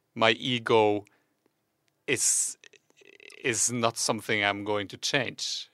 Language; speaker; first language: English; non-native, fluent; Norwegian